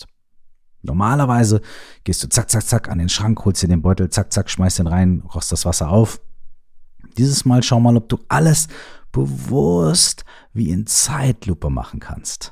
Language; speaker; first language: German; native; German